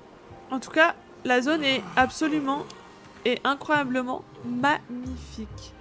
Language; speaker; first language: French; native; French